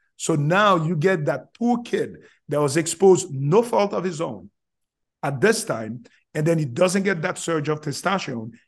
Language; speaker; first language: English; non-native, fluent; Haitian Creole